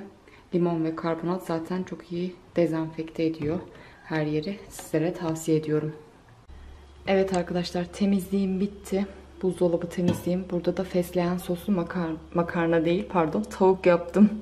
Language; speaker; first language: Turkish; native; Turkish